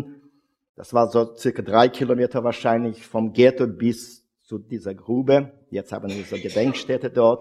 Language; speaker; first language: German; non-native, fluent; Russian